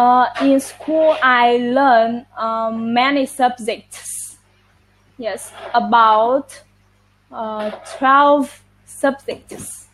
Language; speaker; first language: English; non-native, learner; Vietnamese